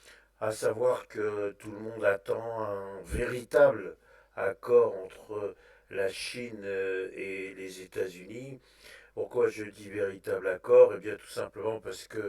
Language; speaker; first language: French; native; French